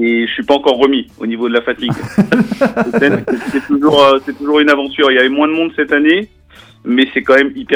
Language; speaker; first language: French; native; French